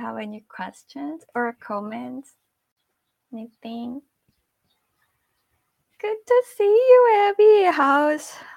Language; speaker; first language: English; non-native, fluent; Korean